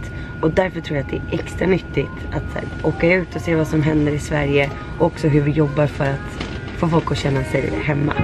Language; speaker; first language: Swedish; native; Swedish